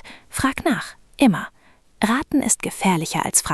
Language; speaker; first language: German; non-native, fluent; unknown